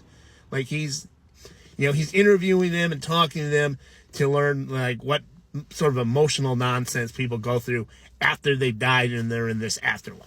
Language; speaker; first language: English; native; English